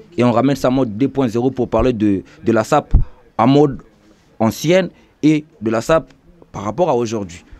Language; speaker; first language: French; non-native, local second language; Lingala